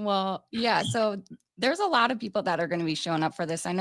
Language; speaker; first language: English; native; English